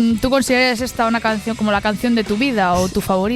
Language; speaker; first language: Spanish; native; Spanish